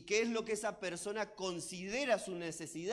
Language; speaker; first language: Spanish; native; Spanish